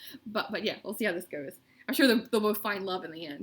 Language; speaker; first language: English; native; English